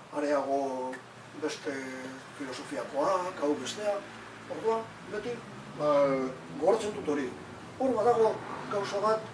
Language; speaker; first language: Basque; native; Basque